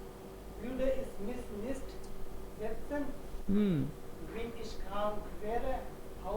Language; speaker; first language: German; non-native, learner; Hindi